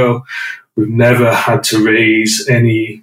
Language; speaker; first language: English; native; English